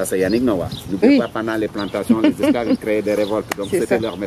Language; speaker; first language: French; non-native, local second language; Wolof